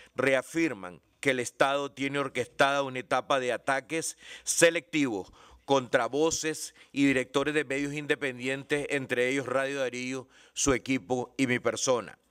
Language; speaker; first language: Spanish; native; Spanish